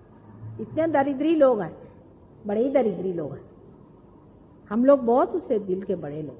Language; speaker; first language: Hindi; non-native, local second language; Marathi